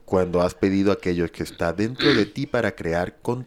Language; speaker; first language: Spanish; native; Spanish